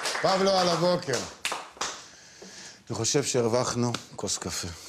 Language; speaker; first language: Hebrew; native; Hebrew